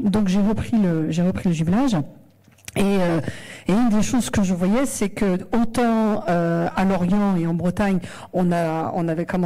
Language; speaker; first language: French; native; French